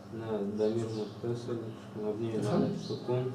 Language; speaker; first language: Arabic; non-native, learner; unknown